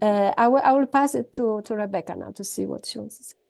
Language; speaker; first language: English; non-native, fluent; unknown